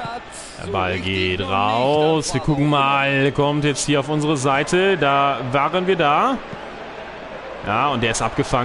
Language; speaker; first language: German; native; German